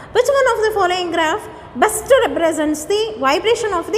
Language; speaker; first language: English; non-native, local second language; Kannada